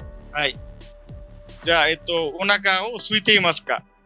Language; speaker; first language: Japanese; non-native, fluent; Bangla